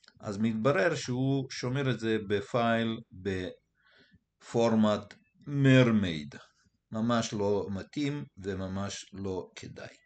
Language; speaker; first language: Hebrew; early bilingual, other home language; Russian